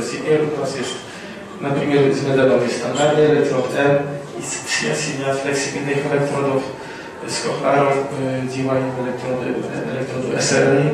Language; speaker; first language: Russian; non-native, fluent; Polish